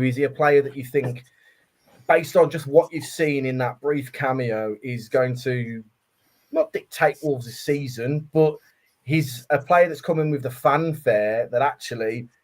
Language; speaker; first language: English; native; English